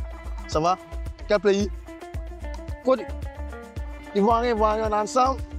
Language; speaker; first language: French; non-native, learner; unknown